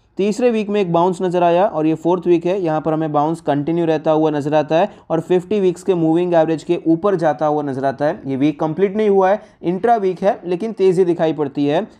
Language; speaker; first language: Hindi; native; Hindi